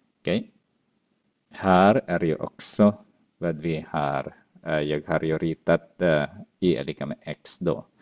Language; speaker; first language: Swedish; non-native, fluent; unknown